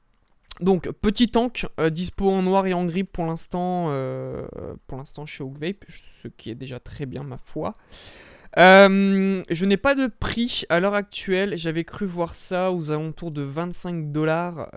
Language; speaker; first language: French; native; French